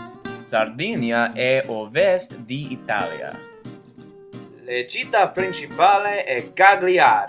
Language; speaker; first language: Italian; non-native, learner; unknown